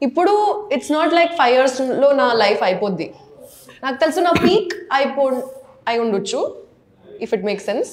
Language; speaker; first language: Telugu; non-native, local second language; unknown